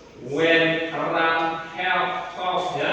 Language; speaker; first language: English; non-native, learner; Indonesian